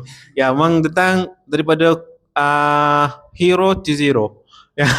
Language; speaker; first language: Indonesian; non-native, learner; Arabic